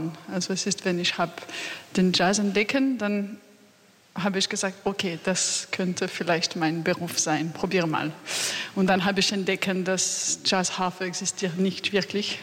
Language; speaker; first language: German; non-native, learner; French